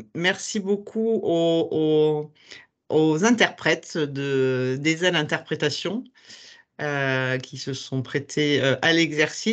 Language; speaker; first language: French; native; French